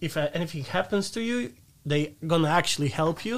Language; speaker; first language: English; non-native, fluent; Polish